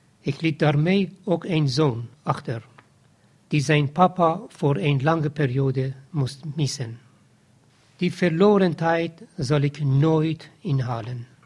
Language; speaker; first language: Dutch; non-native, fluent; Persian